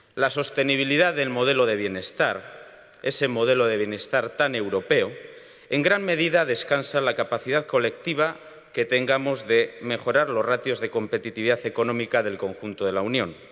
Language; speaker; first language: Spanish; native; Spanish